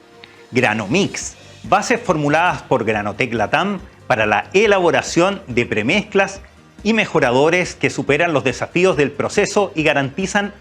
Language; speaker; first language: Spanish; native; Spanish